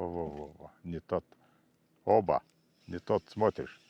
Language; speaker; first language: Russian; non-native, fluent; Lithuanian